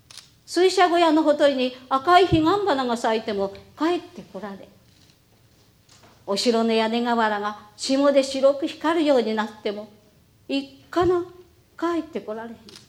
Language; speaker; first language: Japanese; native; Japanese